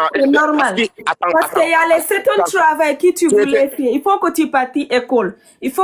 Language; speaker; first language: French; non-native, learner; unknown